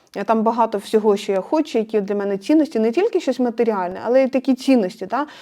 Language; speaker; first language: Ukrainian; non-native, local second language; Russian